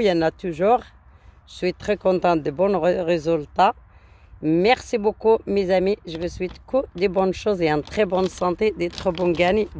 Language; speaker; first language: French; non-native, learner; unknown